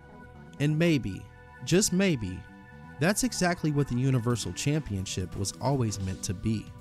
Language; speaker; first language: English; native; English